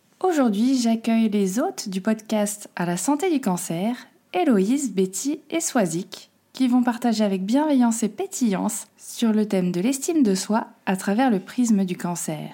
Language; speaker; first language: French; native; French